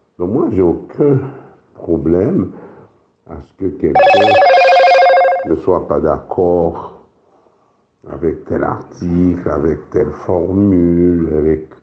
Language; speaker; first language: French; non-native, local second language; Haitian Creole